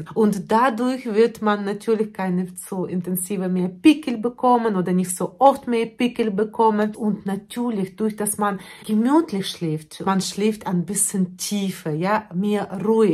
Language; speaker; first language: German; non-native, fluent; Russian